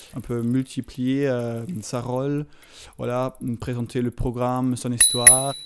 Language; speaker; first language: French; non-native, learner; German